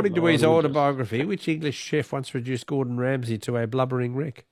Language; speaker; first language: English; native; English